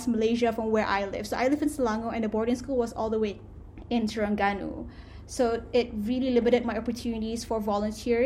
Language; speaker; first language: English; non-native, local second language; Malay